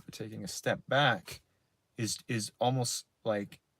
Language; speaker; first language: English; native; English